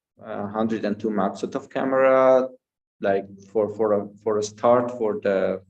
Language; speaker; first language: English; non-native, fluent; Armenian